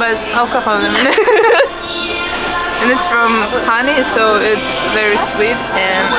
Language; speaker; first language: English; non-native, fluent; Russian